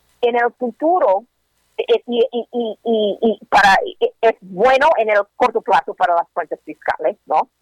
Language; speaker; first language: Spanish; non-native, learner; English